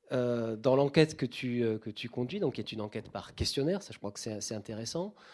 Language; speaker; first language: French; native; French